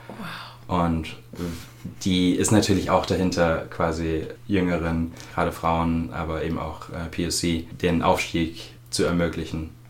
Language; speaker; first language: German; native; German